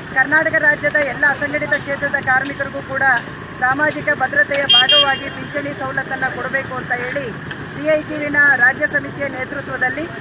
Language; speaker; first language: Kannada; native; Kannada